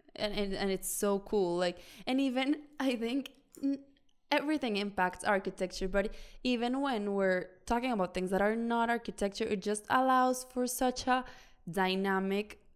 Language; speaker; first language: English; non-native, fluent; Spanish